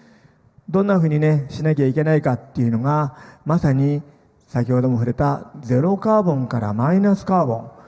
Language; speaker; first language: Japanese; native; Japanese